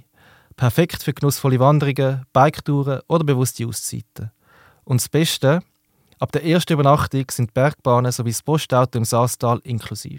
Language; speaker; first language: German; native; German